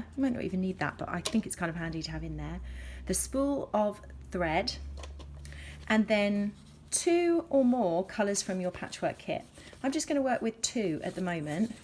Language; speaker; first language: English; native; English